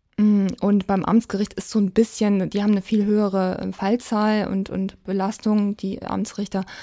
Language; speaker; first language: German; native; German